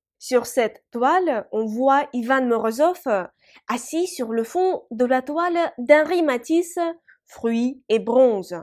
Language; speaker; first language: French; non-native, fluent; Russian